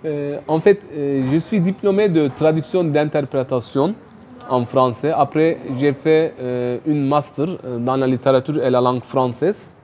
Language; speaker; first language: French; non-native, fluent; Turkish